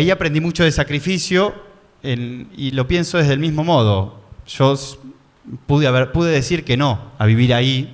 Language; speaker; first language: Spanish; native; Spanish